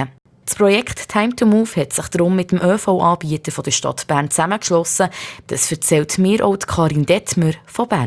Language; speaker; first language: German; native; German